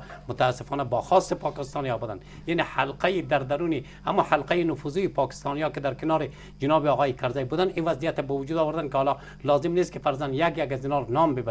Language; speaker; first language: Persian; native; Persian